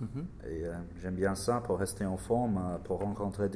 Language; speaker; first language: French; non-native, learner; English